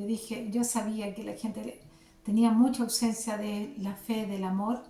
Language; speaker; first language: Spanish; native; Spanish